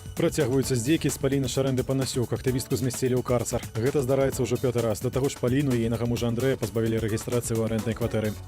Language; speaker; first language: Belarusian; native; Belarusian